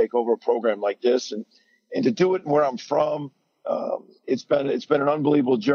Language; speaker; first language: English; native; English